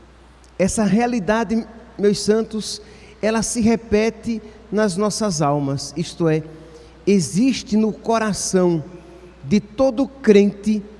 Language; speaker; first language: Portuguese; native; Portuguese